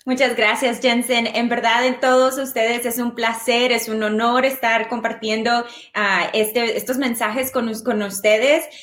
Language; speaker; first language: Spanish; early bilingual, other home language; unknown